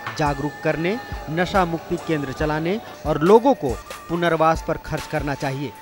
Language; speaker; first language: Hindi; native; Hindi